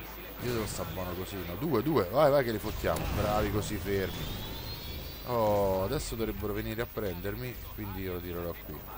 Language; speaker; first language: Italian; native; Italian